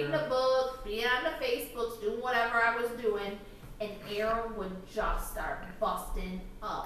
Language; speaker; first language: English; native; English